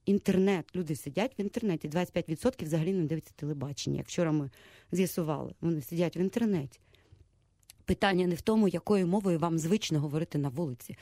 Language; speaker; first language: Ukrainian; native; Ukrainian